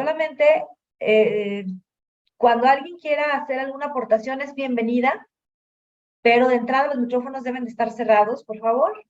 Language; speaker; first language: Spanish; native; Spanish